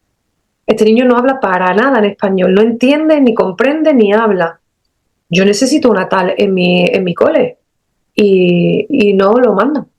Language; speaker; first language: Spanish; native; Spanish